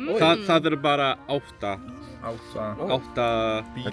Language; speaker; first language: Swedish; non-native, learner; Cantonese